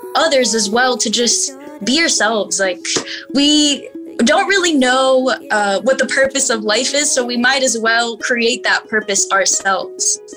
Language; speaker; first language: English; early bilingual, other home language; Spanish